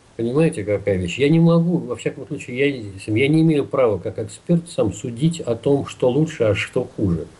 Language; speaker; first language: Russian; native; Russian